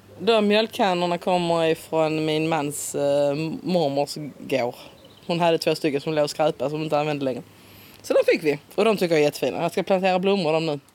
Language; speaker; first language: Swedish; native; Swedish